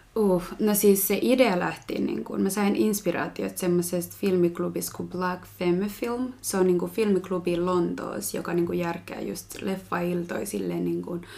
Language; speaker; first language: Finnish; early bilingual, other home language; Kinyarwanda